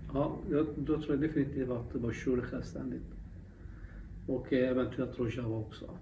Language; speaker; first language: Swedish; non-native, local second language; Kurdish